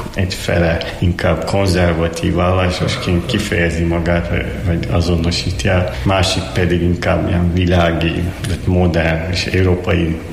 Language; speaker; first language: Hungarian; non-native, fluent; Turkish